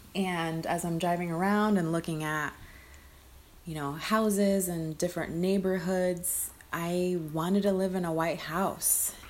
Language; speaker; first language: English; early bilingual, other home language; Spanish